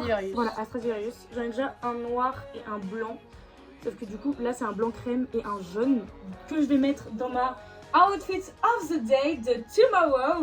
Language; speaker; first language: French; native; French